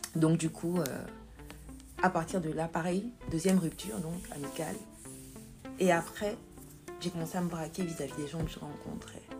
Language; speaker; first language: French; native; French